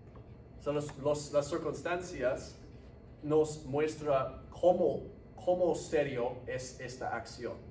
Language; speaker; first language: Spanish; non-native, fluent; English